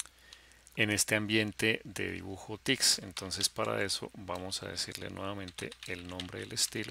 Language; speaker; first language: Spanish; native; Spanish